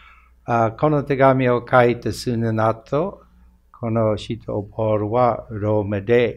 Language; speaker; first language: Japanese; non-native, fluent; English